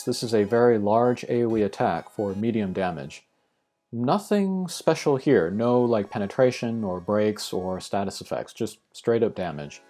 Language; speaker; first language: English; native; English